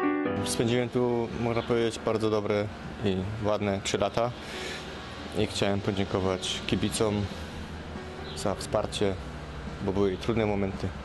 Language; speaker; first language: Polish; early bilingual, heritage; Polish